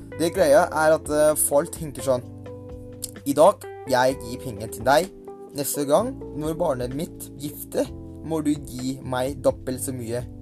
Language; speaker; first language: Norwegian; non-native, learner; Thai